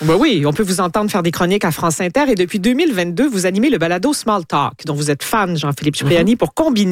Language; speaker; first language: French; native; French